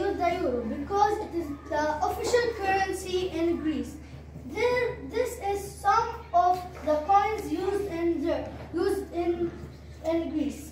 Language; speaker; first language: English; non-native, learner; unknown